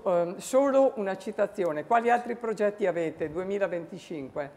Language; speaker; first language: Italian; native; Italian